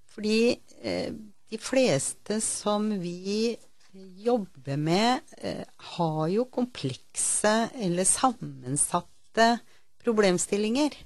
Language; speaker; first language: Norwegian; native; Norwegian